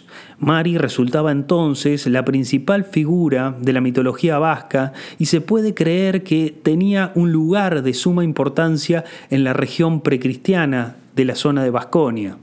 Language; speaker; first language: Spanish; native; Spanish